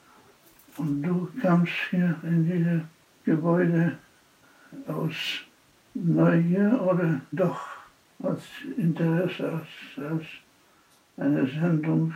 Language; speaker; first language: German; non-native, fluent; Polish